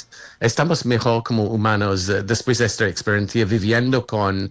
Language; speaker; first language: Spanish; non-native, fluent; English